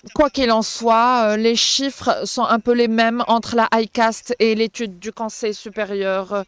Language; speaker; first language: French; non-native, local second language; Arabic